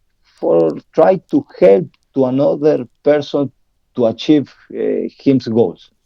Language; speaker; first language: English; non-native, learner; Spanish